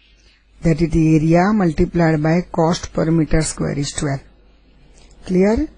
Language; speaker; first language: English; non-native, local second language; Gujarati